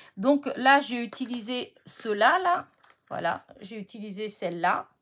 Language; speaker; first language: French; native; French